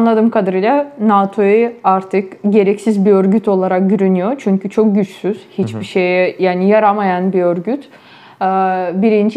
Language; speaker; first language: Turkish; non-native, fluent; Ukrainian